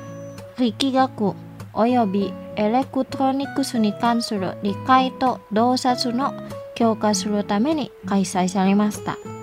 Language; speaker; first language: Japanese; non-native, fluent; Indonesian